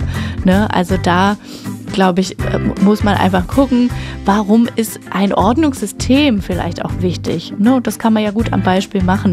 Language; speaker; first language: German; native; German